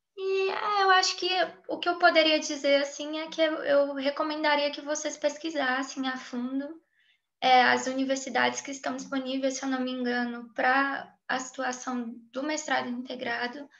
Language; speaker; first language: Portuguese; native; Portuguese